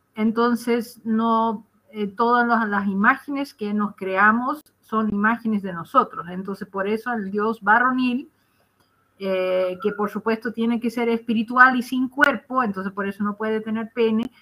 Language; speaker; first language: Spanish; non-native, fluent; Dutch